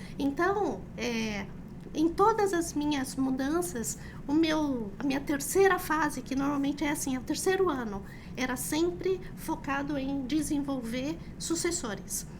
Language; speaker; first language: Portuguese; early bilingual, other home language; Chinese